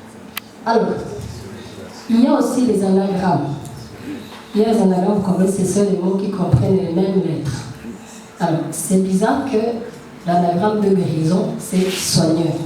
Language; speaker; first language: French; non-native, local second language; Rundi